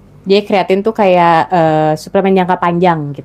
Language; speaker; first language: Indonesian; native; Indonesian